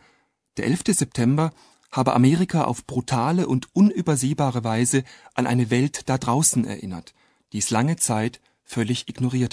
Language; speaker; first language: German; native; German